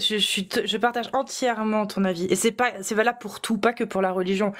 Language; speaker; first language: French; native; French